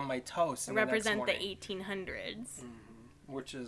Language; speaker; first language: English; non-native, fluent; Lithuanian